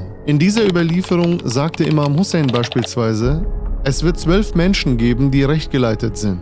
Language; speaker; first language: German; native; German